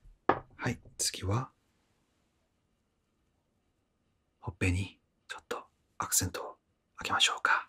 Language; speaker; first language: Japanese; non-native, fluent; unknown